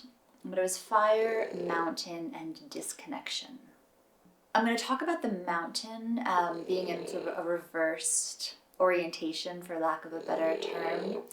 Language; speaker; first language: English; native; English